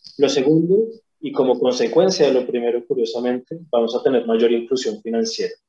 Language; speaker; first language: Spanish; native; Spanish